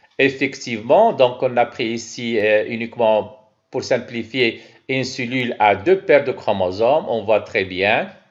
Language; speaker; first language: French; non-native, local second language; Arabic